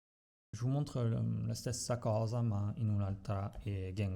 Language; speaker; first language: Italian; non-native, fluent; Japanese